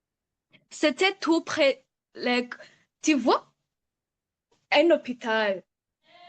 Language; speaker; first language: French; non-native, local second language; Rundi